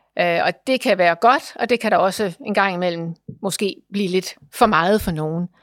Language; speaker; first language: Danish; native; Danish